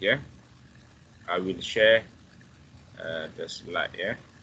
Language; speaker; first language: English; non-native, fluent; Buginese